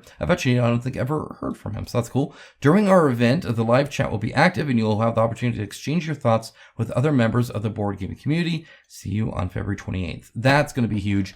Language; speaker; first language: English; native; English